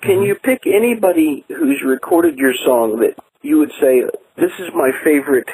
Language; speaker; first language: English; non-native, local second language; Filipino